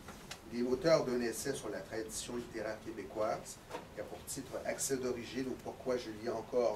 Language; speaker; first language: French; native; French